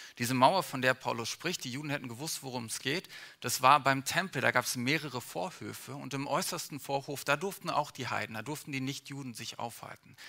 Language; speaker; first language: German; early bilingual, other home language; English